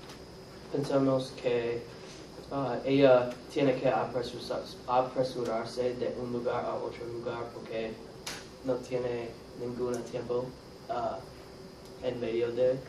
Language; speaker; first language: Spanish; non-native, learner; English